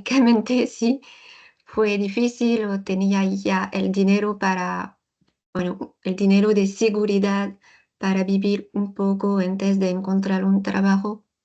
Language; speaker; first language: Spanish; non-native, learner; French